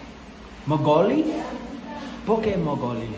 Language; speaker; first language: Spanish; non-native, learner; English